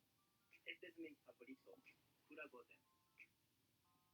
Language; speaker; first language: Spanish; non-native, learner; Japanese